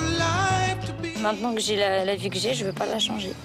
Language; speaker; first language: French; native; French